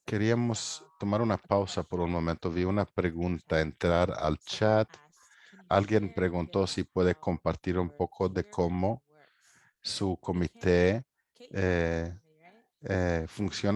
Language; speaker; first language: Spanish; non-native, fluent; English